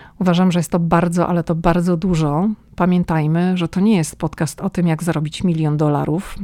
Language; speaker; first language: Polish; native; Polish